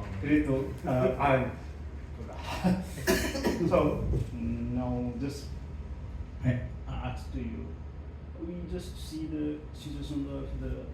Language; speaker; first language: English; non-native, learner; Nepali